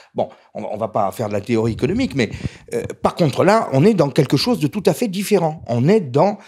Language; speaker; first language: French; native; French